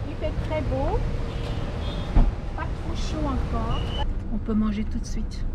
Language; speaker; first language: French; non-native, fluent; Vietnamese